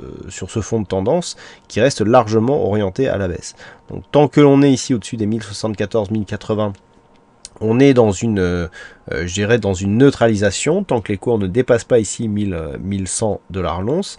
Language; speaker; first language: French; native; French